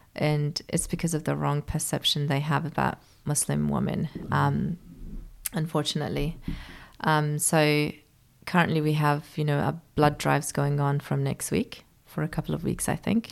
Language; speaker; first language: English; early bilingual, other home language; Persian